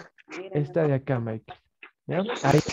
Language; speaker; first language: Spanish; native; Spanish